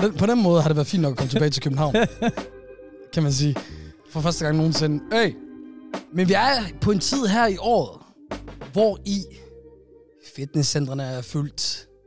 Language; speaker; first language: Danish; native; Danish